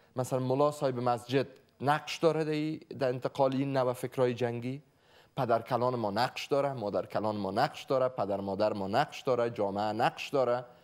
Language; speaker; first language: Persian; native; Persian